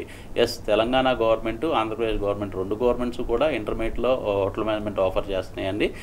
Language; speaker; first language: Telugu; native; Telugu